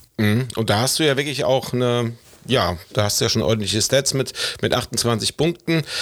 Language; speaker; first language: German; native; German